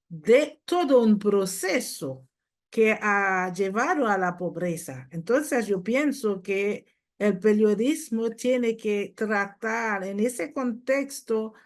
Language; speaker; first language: Spanish; non-native, fluent; Haitian Creole